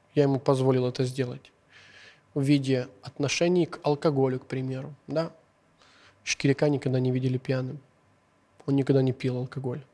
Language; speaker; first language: Russian; non-native, local second language; Hungarian